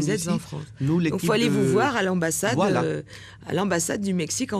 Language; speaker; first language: French; native; French